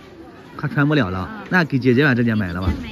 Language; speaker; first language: Chinese; native; Chinese